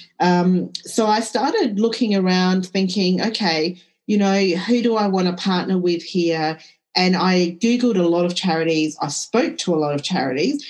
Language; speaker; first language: English; early bilingual, other home language; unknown